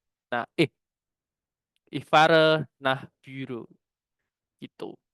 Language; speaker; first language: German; non-native, learner; Indonesian